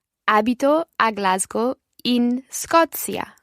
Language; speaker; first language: Italian; non-native, learner; English